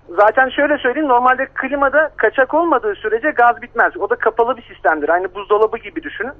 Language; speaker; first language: Turkish; native; Turkish